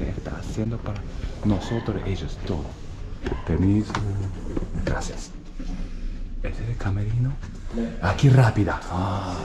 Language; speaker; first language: Spanish; non-native, learner; Japanese